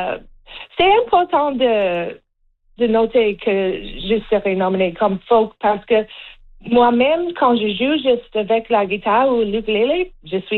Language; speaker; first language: French; non-native, learner; English